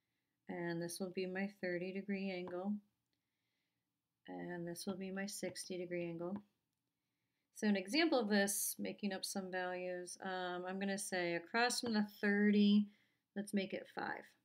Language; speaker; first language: English; native; English